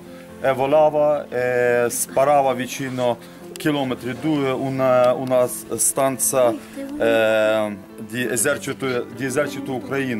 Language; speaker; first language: Italian; non-native, learner; Ukrainian